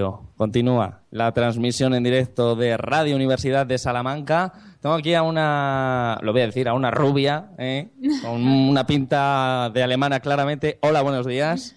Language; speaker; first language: Spanish; native; Spanish